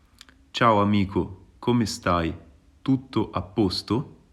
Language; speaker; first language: Italian; non-native, fluent; Wolof